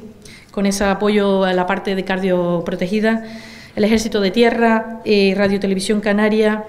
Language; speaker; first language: Spanish; native; Spanish